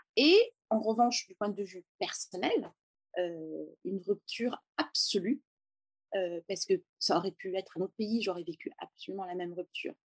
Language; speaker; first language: French; native; French